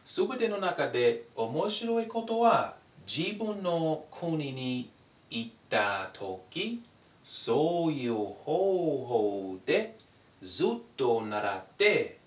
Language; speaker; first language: Japanese; non-native, fluent; English